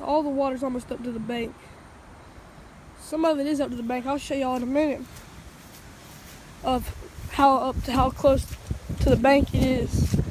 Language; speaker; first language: English; native; English